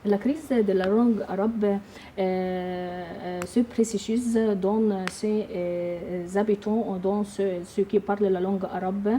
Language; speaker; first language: French; non-native, learner; Arabic